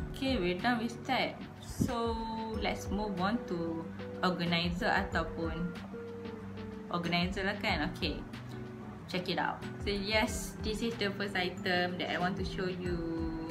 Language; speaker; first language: English; non-native, local second language; Malay